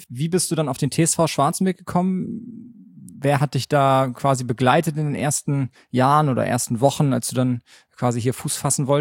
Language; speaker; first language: German; native; German